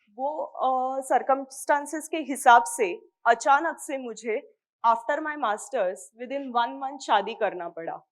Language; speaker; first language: Hindi; non-native, local second language; Marathi